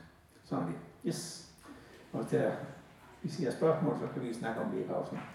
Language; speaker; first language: Danish; native; Danish